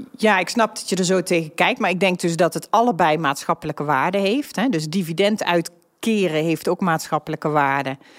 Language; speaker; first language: Dutch; native; Dutch